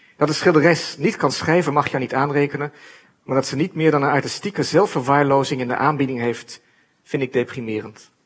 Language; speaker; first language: Dutch; native; Dutch